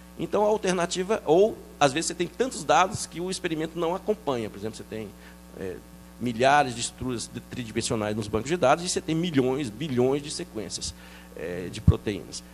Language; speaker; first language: Portuguese; early bilingual, other home language; French